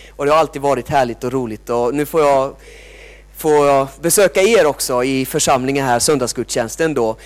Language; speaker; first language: Swedish; early bilingual, other home language; Finnish